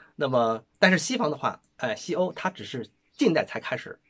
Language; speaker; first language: Chinese; native; Chinese